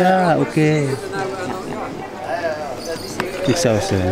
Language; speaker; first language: Dutch; non-native, learner; Thai